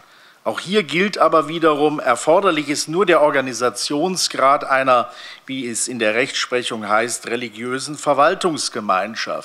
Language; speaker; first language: German; native; German